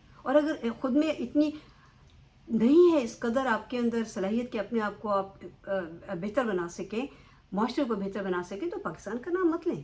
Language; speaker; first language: Urdu; native; Urdu